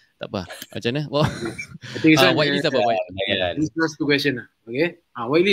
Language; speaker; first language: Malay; native; Malay